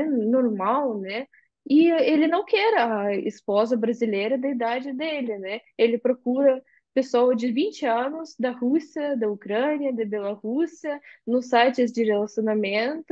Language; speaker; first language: Portuguese; non-native, fluent; Russian